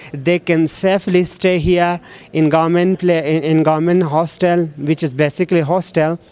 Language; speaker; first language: English; non-native, local second language; Urdu